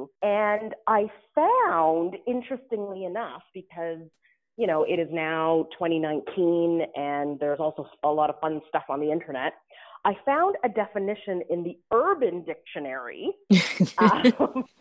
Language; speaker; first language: English; native; English